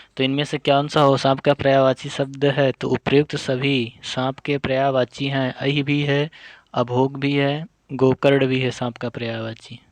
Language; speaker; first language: Hindi; native; Hindi